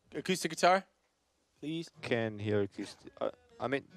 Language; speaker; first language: English; non-native, fluent; Slovak